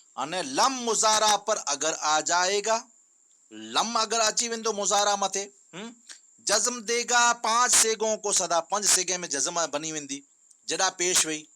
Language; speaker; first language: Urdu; non-native, local second language; Sindhi